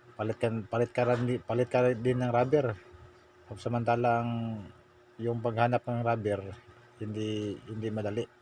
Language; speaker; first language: Filipino; non-native, local second language; Cebuano